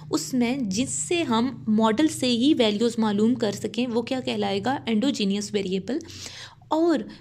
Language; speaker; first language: Urdu; non-native, local second language; Punjabi